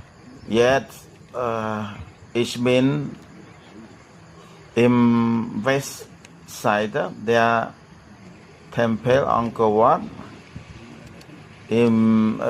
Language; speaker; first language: German; non-native, learner; Khmer